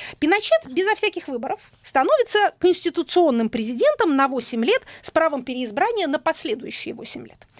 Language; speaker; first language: Russian; native; Russian